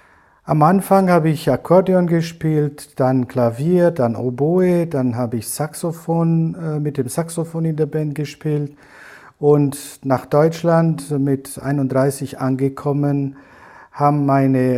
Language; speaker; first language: German; non-native, fluent; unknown